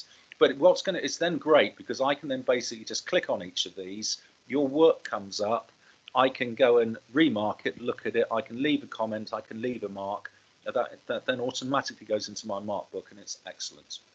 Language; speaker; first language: English; native; English